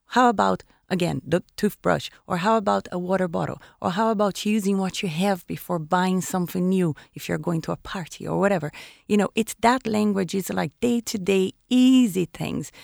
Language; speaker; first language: English; non-native, fluent; Portuguese